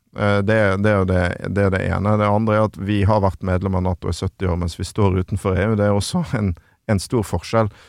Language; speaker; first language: Norwegian; native; Norwegian